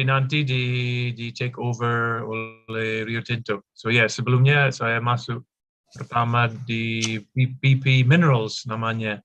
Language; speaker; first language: Indonesian; non-native, fluent; English